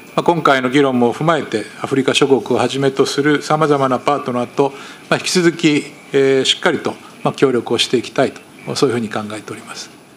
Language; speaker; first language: Japanese; native; Japanese